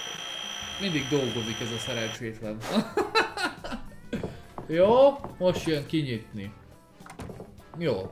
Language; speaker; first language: Hungarian; native; Hungarian